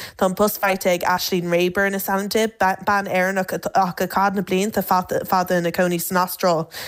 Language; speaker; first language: Irish; native; Irish